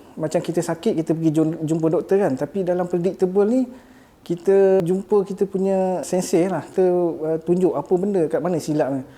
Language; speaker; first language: Malay; native; Malay